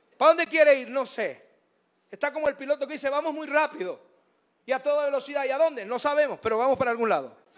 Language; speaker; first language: Spanish; native; Spanish